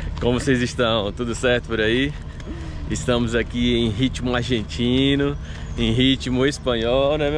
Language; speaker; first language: Portuguese; native; Portuguese